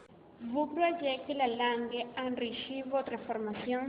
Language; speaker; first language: French; non-native, learner; Spanish